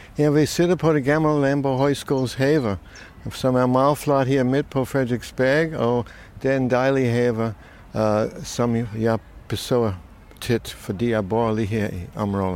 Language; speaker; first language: Danish; non-native, fluent; English